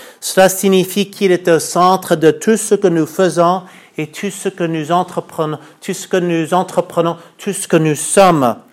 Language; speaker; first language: French; non-native, fluent; English